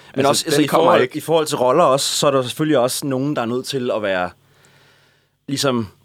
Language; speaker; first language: Danish; native; Danish